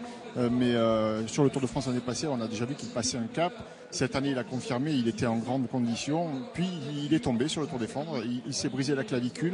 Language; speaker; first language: French; native; French